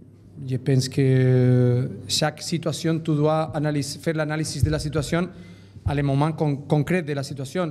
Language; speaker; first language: French; non-native, learner; Spanish